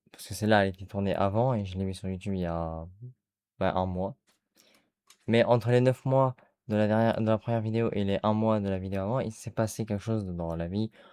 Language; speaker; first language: French; native; French